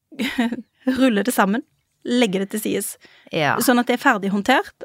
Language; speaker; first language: Norwegian; early bilingual, other home language; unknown